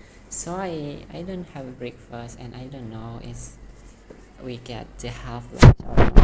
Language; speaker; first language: English; non-native, learner; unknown